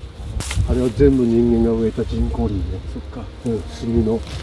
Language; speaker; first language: Japanese; native; Japanese